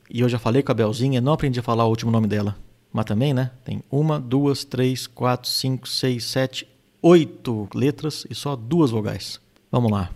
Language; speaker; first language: Portuguese; native; Portuguese